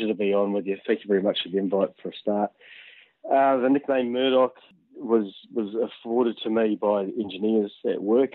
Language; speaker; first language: English; native; English